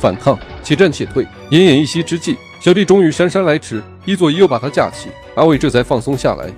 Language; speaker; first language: Chinese; native; Chinese